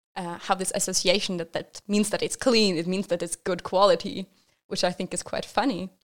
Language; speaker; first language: English; non-native, fluent; Norwegian